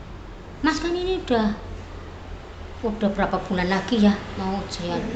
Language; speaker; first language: Indonesian; native; Indonesian